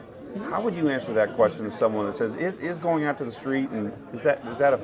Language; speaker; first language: English; native; English